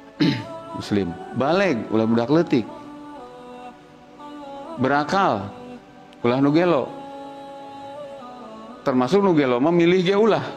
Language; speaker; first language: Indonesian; non-native, local second language; Sundanese